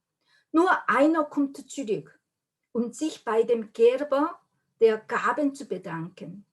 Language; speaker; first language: German; non-native, learner; Korean